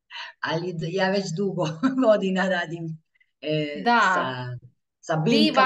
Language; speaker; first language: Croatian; early bilingual, heritage; Croatian